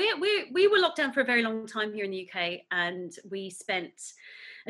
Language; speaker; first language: English; native; English